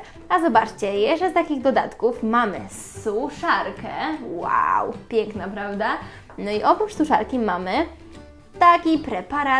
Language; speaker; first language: Polish; native; Polish